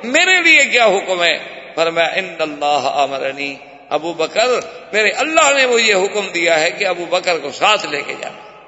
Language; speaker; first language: Urdu; native; Urdu